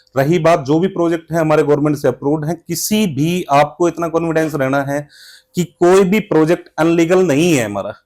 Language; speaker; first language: Hindi; native; Hindi